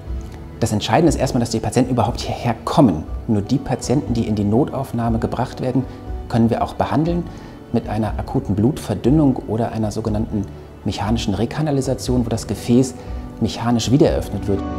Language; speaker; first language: German; native; German